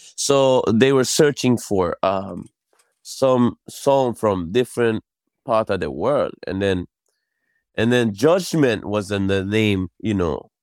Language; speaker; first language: English; non-native, fluent; Japanese